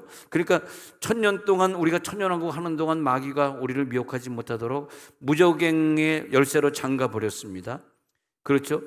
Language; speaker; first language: Korean; native; Korean